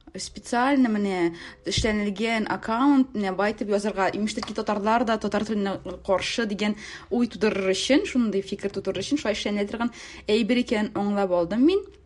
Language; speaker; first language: Tatar; native; Tatar